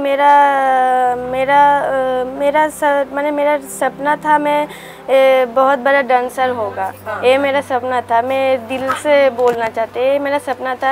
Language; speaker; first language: Hindi; non-native, local second language; Bangla